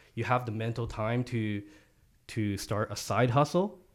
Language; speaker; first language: English; non-native, fluent; Japanese